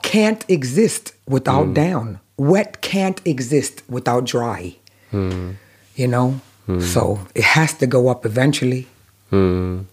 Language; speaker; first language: English; native; English